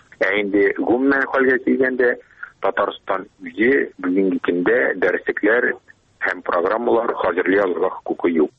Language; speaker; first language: Tatar; native; Tatar